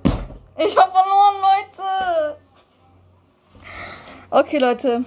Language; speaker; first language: German; early bilingual, other home language; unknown